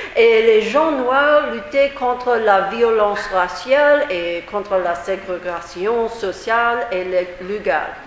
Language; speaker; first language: French; non-native, fluent; English